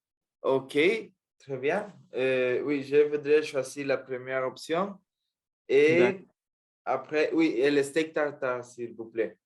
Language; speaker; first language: French; non-native, learner; Spanish